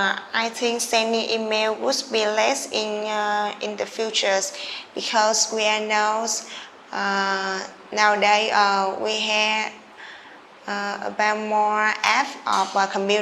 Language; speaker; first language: English; non-native, learner; Vietnamese